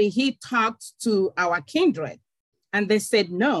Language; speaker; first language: English; non-native, local second language; Igbo